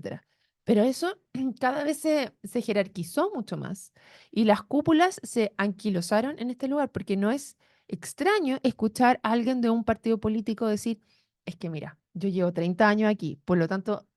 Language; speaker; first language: Spanish; native; Spanish